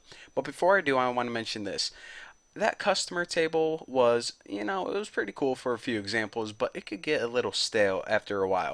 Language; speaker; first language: English; native; English